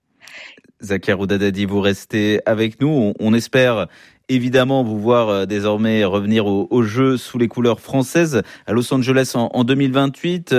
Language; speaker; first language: French; native; French